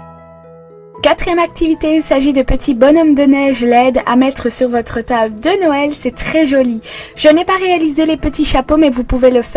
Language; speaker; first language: French; native; French